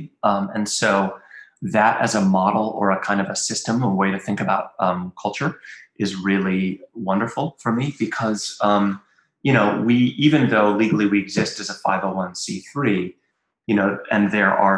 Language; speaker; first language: English; native; English